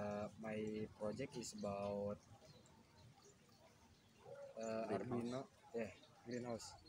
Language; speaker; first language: English; non-native, learner; Indonesian